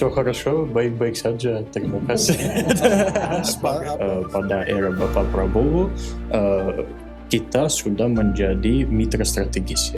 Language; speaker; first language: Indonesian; non-native, fluent; Russian